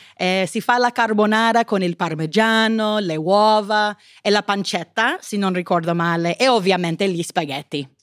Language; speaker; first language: Italian; non-native, fluent; English